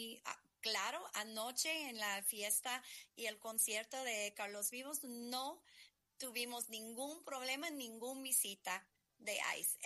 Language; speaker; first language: Spanish; non-native, fluent; English